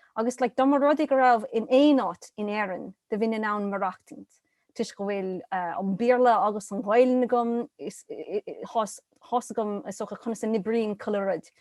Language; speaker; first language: Irish; non-native, local second language; English